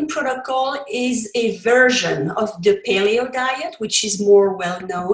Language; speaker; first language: English; non-native, fluent; French